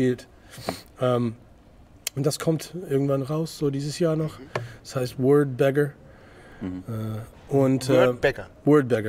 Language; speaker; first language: German; non-native, fluent; English